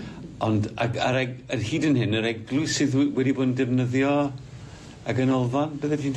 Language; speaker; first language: Welsh; native; Welsh